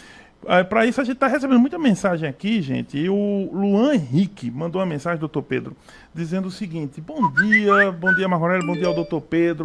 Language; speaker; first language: Portuguese; native; Portuguese